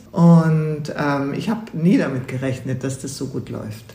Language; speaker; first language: German; native; German